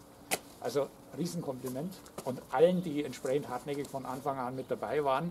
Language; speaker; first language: German; native; German